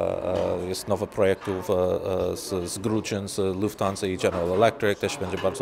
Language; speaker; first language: Polish; non-native, learner; English